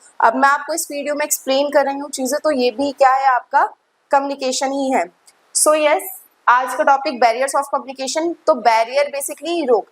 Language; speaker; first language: Hindi; native; Hindi